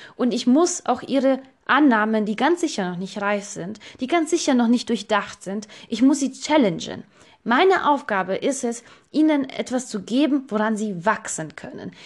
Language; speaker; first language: German; non-native, fluent; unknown